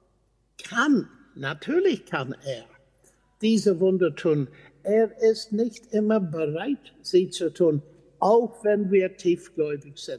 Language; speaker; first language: German; non-native, fluent; English